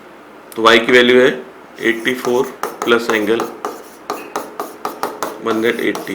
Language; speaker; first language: Hindi; native; Hindi